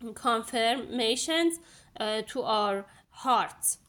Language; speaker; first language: English; non-native, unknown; Persian